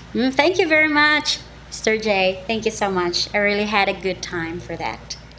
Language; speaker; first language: English; non-native, local second language; Cebuano